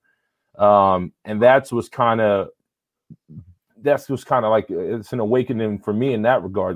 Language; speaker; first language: English; native; English